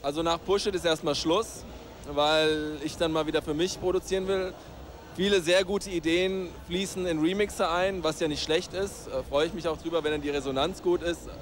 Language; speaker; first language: German; native; German